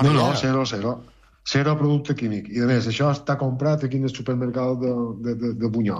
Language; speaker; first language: Catalan; native; Catalan